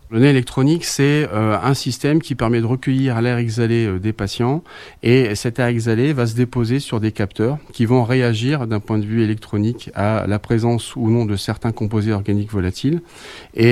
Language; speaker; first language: French; native; French